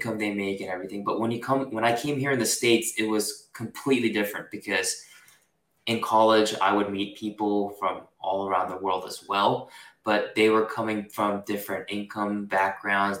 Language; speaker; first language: English; early bilingual, other home language; Japanese